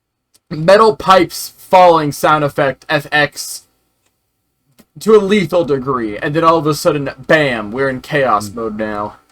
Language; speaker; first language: English; native; English